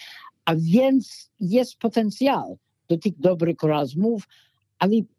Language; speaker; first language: Polish; non-native, fluent; English